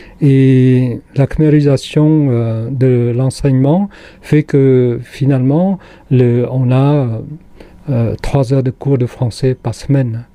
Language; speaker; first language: French; non-native, fluent; Khmer